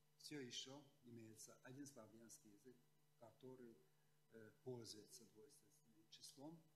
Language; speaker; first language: Russian; non-native, fluent; Hungarian